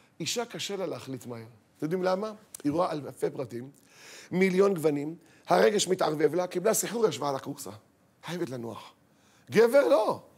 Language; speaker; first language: Hebrew; native; Hebrew